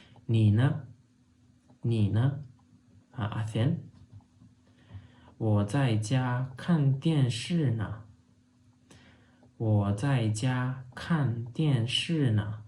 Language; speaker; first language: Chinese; non-native, fluent; Turkmen